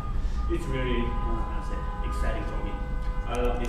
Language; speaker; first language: English; non-native, fluent; Japanese